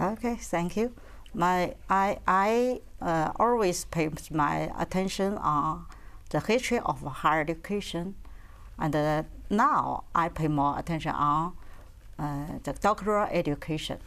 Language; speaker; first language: English; non-native, learner; Chinese